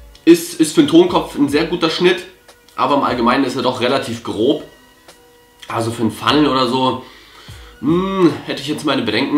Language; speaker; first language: German; native; German